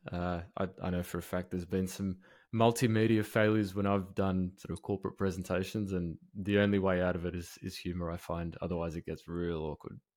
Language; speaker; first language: English; native; English